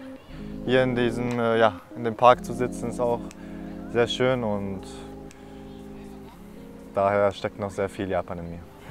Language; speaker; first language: German; non-native, fluent; Japanese